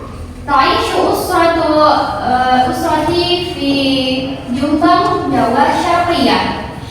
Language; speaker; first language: Arabic; non-native, learner; Indonesian